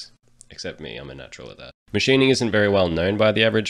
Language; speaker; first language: English; native; English